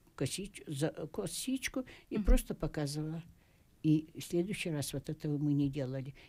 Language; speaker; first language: Russian; native; Russian